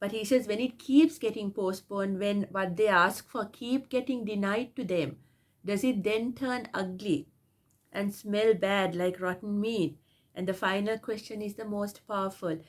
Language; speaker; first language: English; non-native, local second language; Sinhala